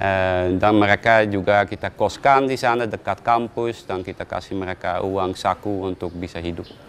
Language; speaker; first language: Indonesian; non-native, fluent; Dutch